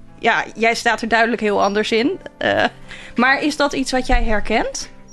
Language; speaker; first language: Dutch; native; Dutch